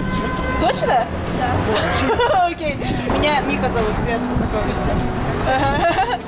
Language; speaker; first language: Russian; native; Russian